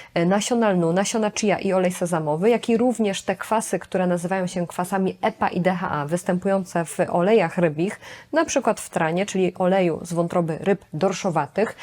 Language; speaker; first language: Polish; native; Polish